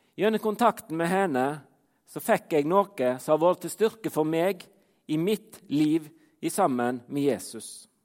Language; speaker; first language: Norwegian; native; Norwegian